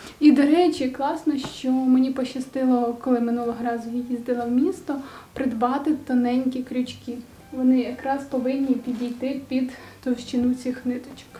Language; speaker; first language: Ukrainian; native; Ukrainian